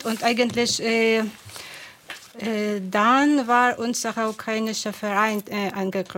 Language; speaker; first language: German; non-native, fluent; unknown